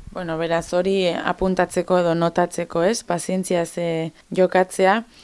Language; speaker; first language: Basque; native; Basque